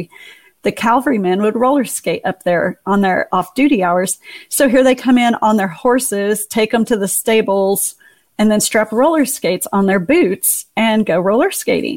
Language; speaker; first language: English; native; English